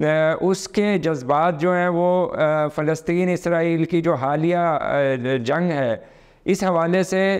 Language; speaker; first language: Urdu; native; Urdu